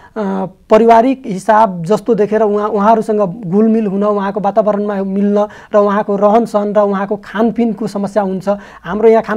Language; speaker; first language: Nepali; non-native, local second language; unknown